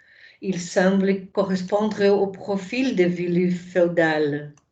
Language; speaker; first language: French; non-native, fluent; Portuguese